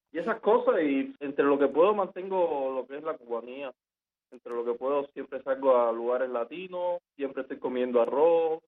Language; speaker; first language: Spanish; native; Spanish